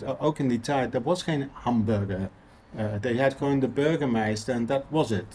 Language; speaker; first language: Dutch; non-native, fluent; English